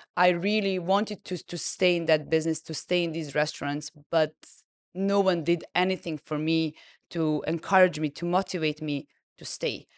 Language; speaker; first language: English; non-native, fluent; Serbian